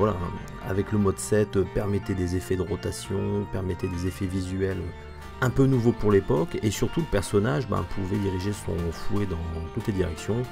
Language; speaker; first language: French; native; French